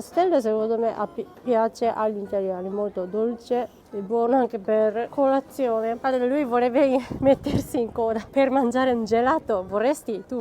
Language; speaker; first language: Italian; non-native, fluent; Japanese